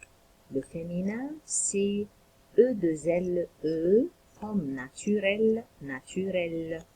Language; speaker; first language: French; non-native, local second language; Arabic